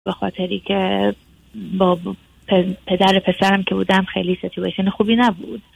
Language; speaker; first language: Persian; early bilingual, heritage; Persian